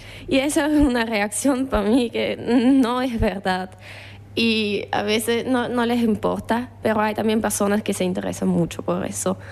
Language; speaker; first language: Spanish; non-native, fluent; German